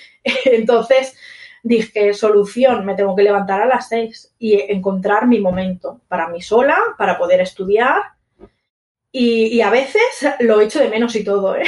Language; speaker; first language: Spanish; native; Spanish